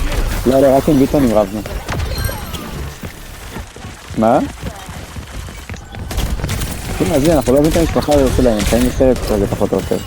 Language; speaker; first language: Hebrew; native; Hebrew